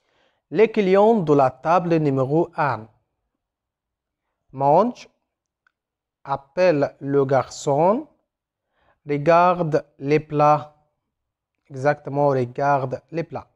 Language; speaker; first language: French; non-native, fluent; Arabic